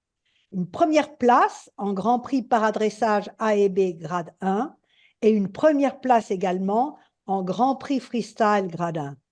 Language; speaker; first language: French; native; French